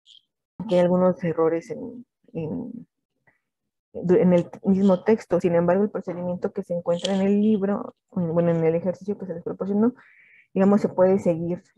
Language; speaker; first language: Spanish; native; Spanish